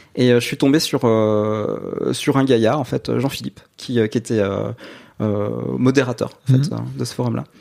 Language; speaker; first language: French; native; French